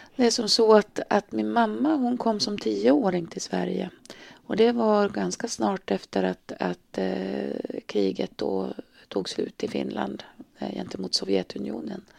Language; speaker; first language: Swedish; native; Swedish